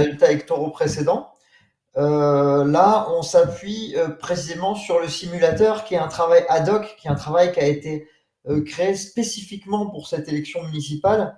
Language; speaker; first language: French; native; French